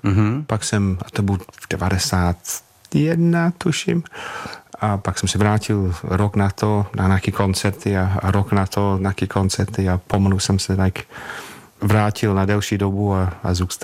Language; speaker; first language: Czech; non-native, fluent; English